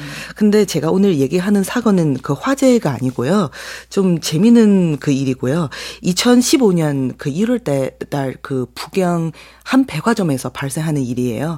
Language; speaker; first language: Korean; non-native, fluent; Chinese